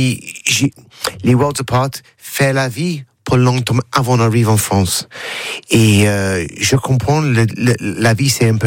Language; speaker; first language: French; non-native, learner; English